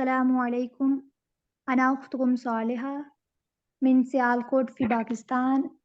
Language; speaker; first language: Arabic; non-native, learner; Urdu